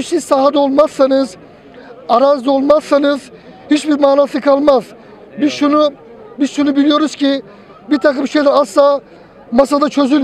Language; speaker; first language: Turkish; native; Turkish